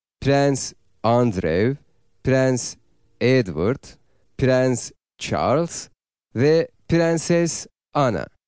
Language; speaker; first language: Turkish; native; Turkish